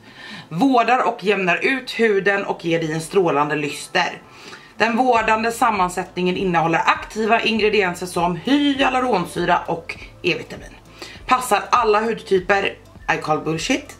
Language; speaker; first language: Swedish; native; Swedish